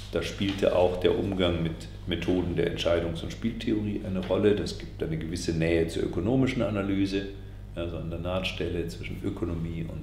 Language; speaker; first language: German; native; German